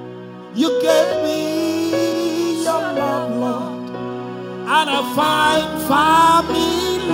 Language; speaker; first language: English; non-native, local second language; Ga